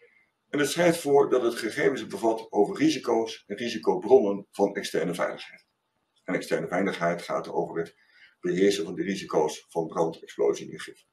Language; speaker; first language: Dutch; native; Dutch